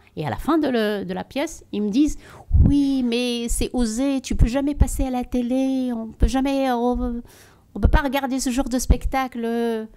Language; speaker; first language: French; non-native, local second language; Tachelhit